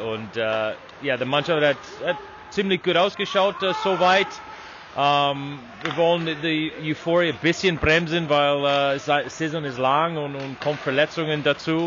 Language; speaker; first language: German; non-native, learner; English